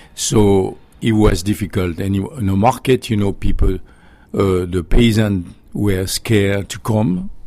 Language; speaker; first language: English; non-native, learner; French